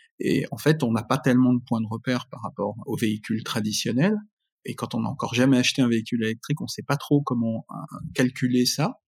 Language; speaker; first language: French; native; French